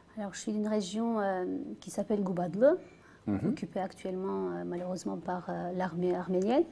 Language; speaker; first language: French; non-native, fluent; Azerbaijani